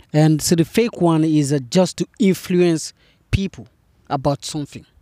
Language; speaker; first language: English; non-native, fluent; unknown